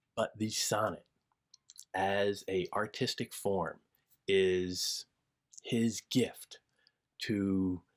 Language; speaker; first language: English; native; English